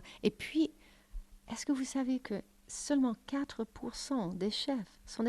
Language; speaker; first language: French; non-native, fluent; English